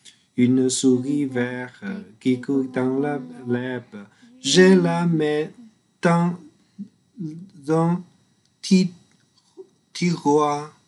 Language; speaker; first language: French; non-native, learner; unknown